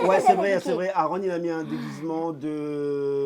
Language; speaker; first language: French; native; French